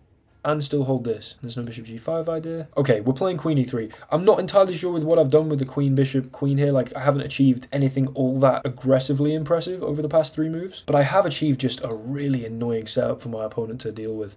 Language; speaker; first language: English; native; English